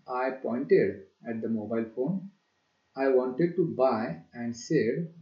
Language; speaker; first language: English; non-native, local second language; Marathi